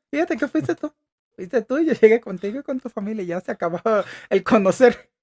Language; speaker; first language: Spanish; native; Spanish